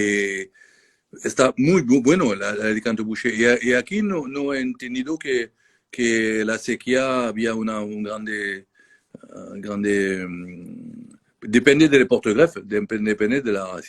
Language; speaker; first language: Spanish; non-native, learner; French